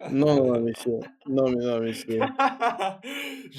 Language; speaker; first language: French; non-native, learner; Russian